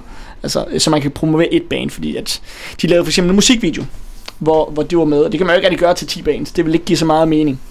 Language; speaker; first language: Danish; native; Danish